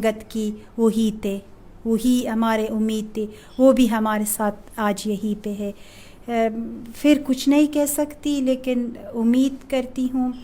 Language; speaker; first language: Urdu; non-native, fluent; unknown